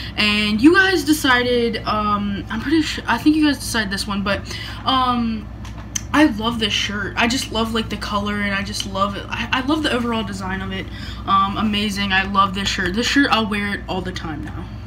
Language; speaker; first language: English; native; English